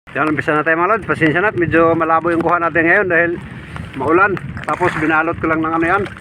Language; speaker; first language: Filipino; non-native, local second language; Cebuano